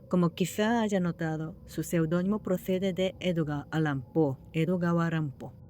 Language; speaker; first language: Spanish; non-native, fluent; Japanese